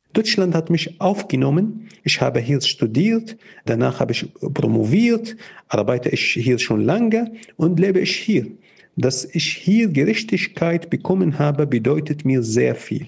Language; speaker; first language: German; non-native, fluent; Arabic